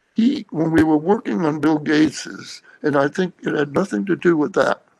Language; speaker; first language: English; native; English